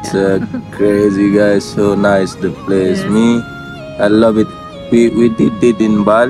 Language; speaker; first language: English; non-native, learner; Indonesian